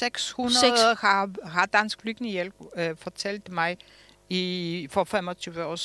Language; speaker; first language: Danish; early bilingual, other home language; Polish